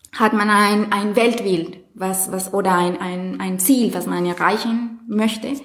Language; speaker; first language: German; non-native, fluent; Spanish